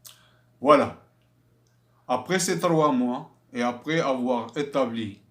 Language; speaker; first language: French; non-native, fluent; Arabic